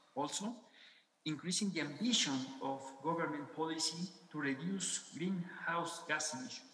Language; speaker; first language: English; non-native, fluent; Spanish